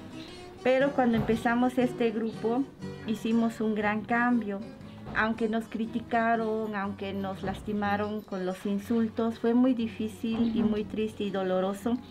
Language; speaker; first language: Spanish; non-native, local second language; Zapotec